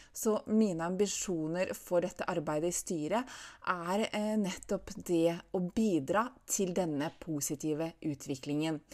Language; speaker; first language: Norwegian; non-native, fluent; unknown